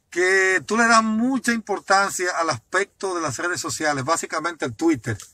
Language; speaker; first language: Spanish; native; Spanish